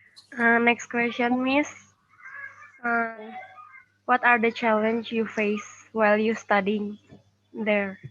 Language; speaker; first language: English; non-native, learner; Indonesian